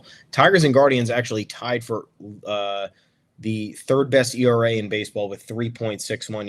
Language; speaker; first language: English; native; English